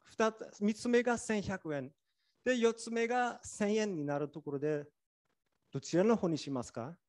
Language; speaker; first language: Japanese; non-native, fluent; German